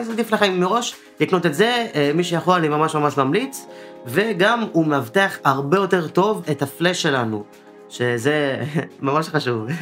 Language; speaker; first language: Hebrew; native; Hebrew